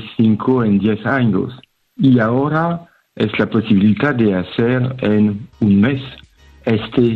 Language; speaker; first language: Spanish; non-native, fluent; French